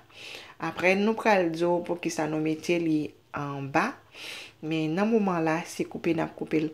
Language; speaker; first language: French; non-native, learner; Haitian Creole